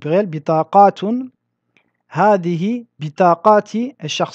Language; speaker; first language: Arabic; non-native, fluent; French